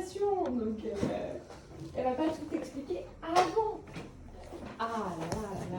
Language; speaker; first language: French; native; French